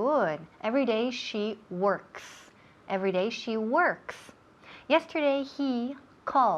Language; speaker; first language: English; non-native, fluent; Spanish